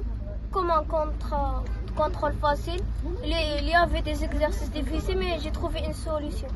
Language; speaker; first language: French; non-native, local second language; Arabic